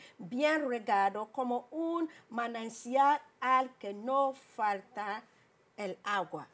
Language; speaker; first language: Spanish; non-native, learner; English